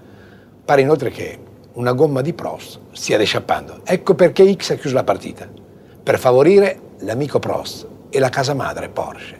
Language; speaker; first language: Italian; native; Italian